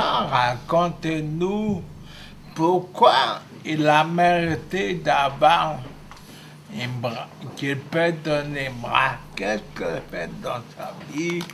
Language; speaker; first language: French; non-native, fluent; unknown